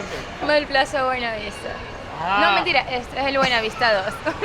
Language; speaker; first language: Spanish; native; Spanish